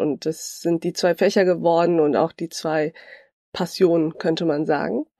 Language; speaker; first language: German; early bilingual, other home language; Turkish